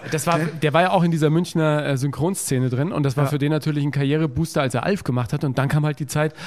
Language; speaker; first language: German; native; German